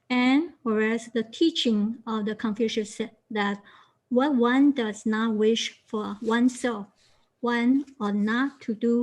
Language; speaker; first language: English; non-native, fluent; Chinese